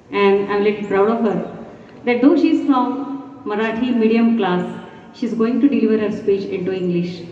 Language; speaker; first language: English; non-native, local second language; Marathi